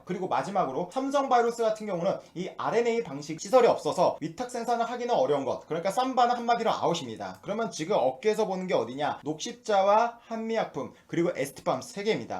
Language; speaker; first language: Korean; native; Korean